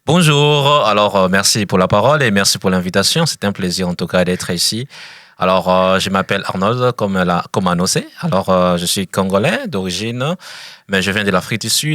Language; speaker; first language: French; non-native, local second language; Lingala